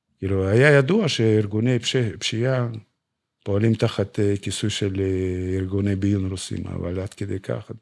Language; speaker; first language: Hebrew; non-native, fluent; Russian